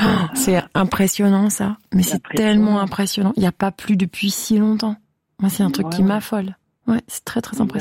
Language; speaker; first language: French; native; French